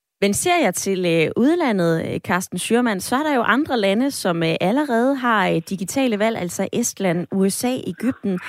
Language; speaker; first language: Danish; native; Danish